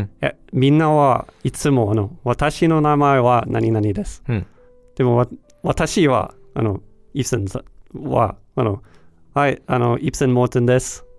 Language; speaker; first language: Japanese; non-native, learner; Danish